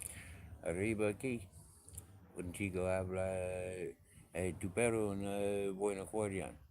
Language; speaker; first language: Spanish; non-native, learner; English